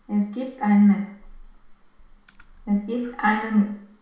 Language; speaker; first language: German; non-native, learner; Romanian